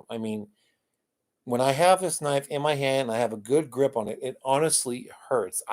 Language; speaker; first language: English; native; English